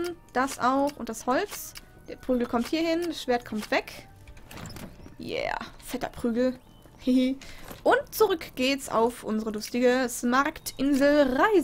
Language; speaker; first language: German; native; German